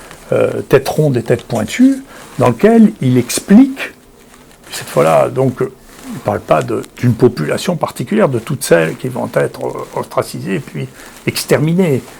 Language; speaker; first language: French; native; French